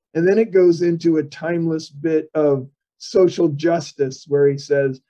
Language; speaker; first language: English; native; English